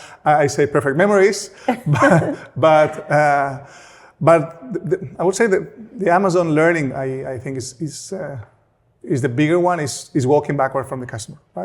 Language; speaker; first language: English; non-native, fluent; Spanish